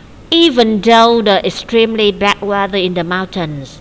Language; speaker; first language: English; non-native, fluent; Vietnamese